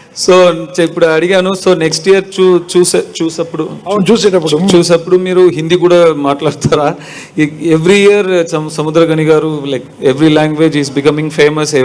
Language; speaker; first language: Telugu; non-native, learner; Tamil